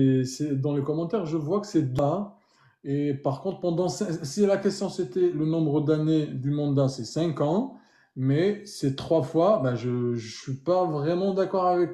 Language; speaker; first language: French; native; French